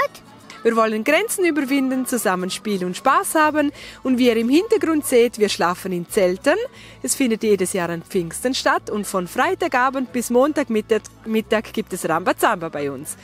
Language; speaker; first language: German; native; German